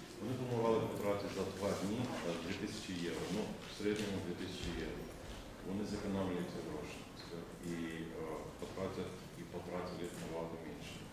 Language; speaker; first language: Ukrainian; non-native, fluent; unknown